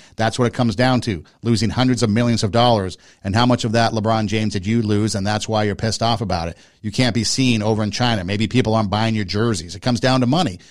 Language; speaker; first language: English; native; English